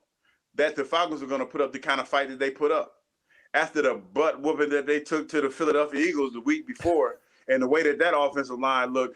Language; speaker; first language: English; native; English